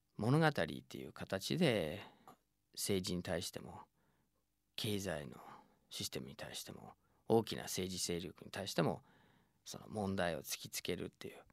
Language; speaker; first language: Japanese; non-native, fluent; English